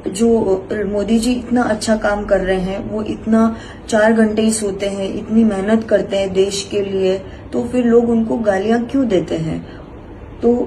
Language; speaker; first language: Hindi; native; Hindi